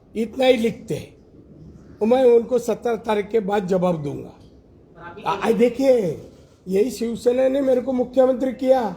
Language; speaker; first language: Hindi; non-native, local second language; Marathi